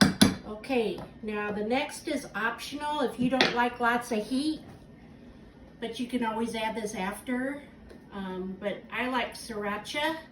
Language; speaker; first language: English; native; English